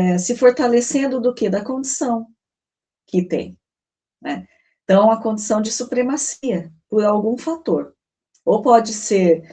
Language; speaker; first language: Portuguese; native; Portuguese